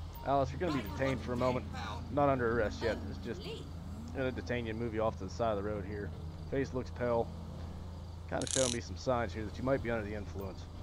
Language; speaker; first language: English; native; English